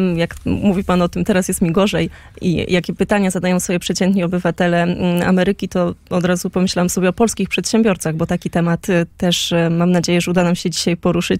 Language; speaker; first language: Polish; native; Polish